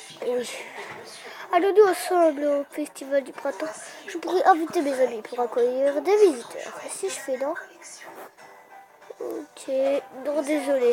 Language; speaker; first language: French; native; French